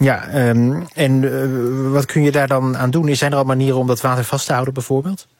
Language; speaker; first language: Dutch; native; Dutch